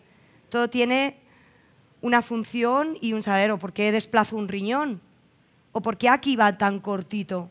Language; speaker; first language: Spanish; native; Spanish